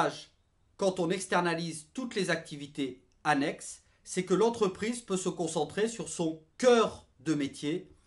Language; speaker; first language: French; native; French